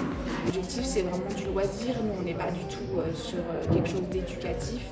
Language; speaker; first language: French; native; French